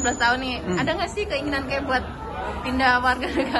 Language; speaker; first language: Indonesian; native; Indonesian